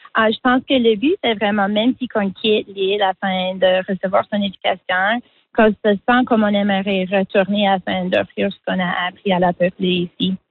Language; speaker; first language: French; non-native, local second language; English